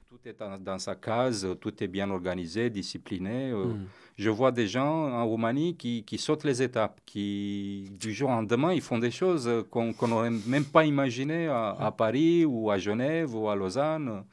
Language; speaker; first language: French; non-native, fluent; Romanian